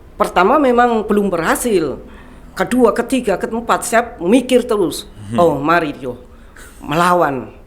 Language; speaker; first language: Indonesian; non-native, local second language; Javanese